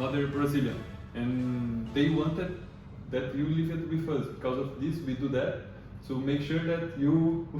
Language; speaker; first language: English; non-native, learner; Portuguese